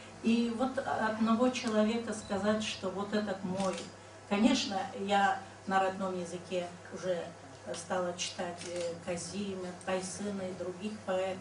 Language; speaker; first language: Russian; non-native, local second language; Karachay-Balkar